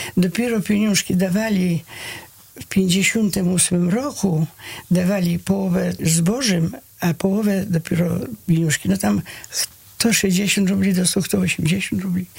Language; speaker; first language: Polish; early bilingual, heritage; Polish